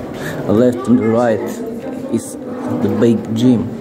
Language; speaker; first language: English; non-native, learner; Romanian